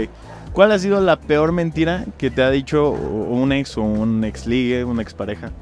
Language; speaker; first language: Spanish; native; Spanish